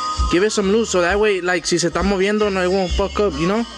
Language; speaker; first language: English; early bilingual, other home language; Spanish